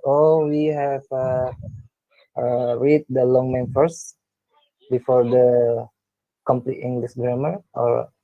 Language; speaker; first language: English; non-native, learner; Indonesian